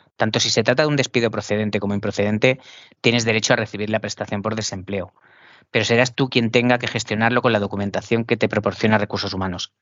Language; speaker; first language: Spanish; native; Spanish